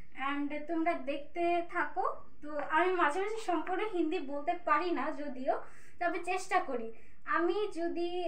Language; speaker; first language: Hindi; non-native, learner; Bangla